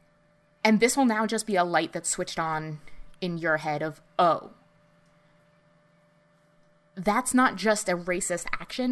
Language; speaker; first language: English; native; English